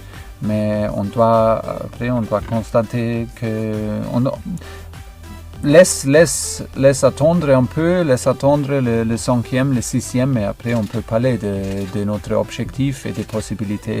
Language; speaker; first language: French; non-native, fluent; German